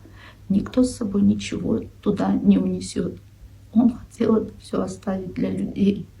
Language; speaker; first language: Russian; non-native, local second language; Kyrgyz